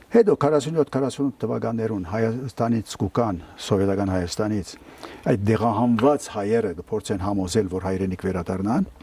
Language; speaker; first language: Armenian; early bilingual, heritage; Armenian